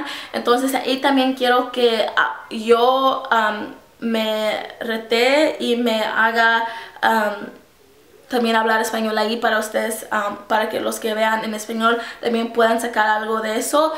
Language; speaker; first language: Spanish; early bilingual, heritage; Spanish